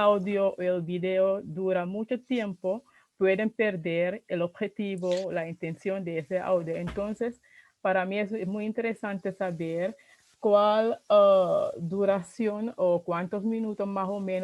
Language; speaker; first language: Spanish; non-native, fluent; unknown